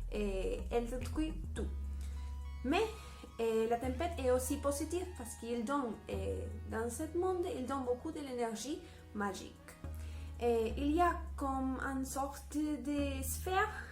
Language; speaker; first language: French; non-native, learner; Spanish